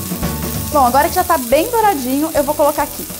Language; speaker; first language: Portuguese; native; Portuguese